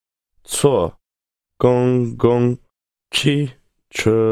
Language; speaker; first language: Chinese; non-native, learner; English